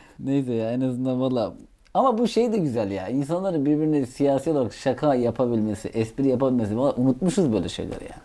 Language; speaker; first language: Turkish; native; Turkish